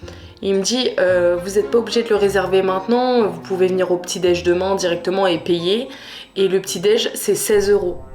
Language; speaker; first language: French; native; French